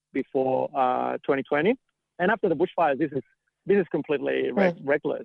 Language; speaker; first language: English; non-native, fluent; Catalan